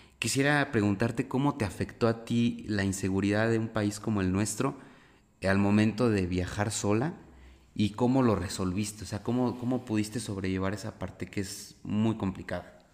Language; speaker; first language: Spanish; native; Spanish